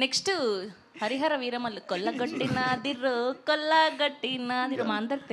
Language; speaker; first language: Telugu; native; Telugu